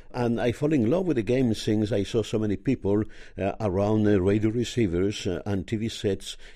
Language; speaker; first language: English; non-native, fluent; Spanish